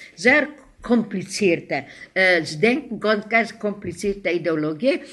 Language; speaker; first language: German; non-native, fluent; Hungarian